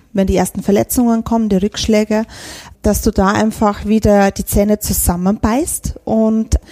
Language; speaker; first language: German; native; German